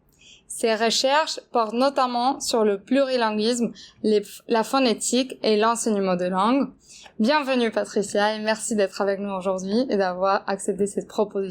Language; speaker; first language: French; non-native, fluent; Spanish